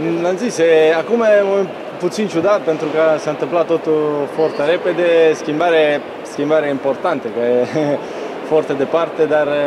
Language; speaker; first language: Romanian; non-native, fluent; Italian